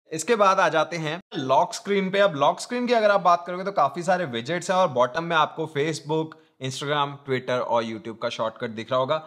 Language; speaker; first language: Hindi; non-native, local second language; Punjabi